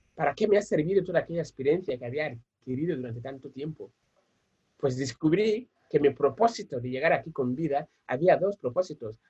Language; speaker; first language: Spanish; non-native, fluent; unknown